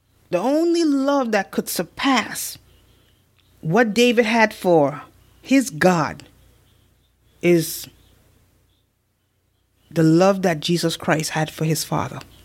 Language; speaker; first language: English; native; English